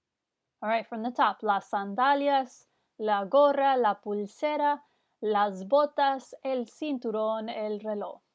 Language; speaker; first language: Spanish; non-native, fluent; English